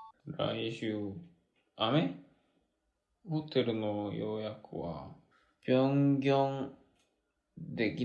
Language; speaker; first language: Japanese; non-native, learner; Korean